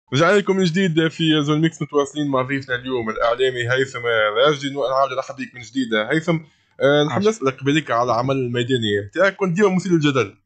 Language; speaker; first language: Arabic; native; Arabic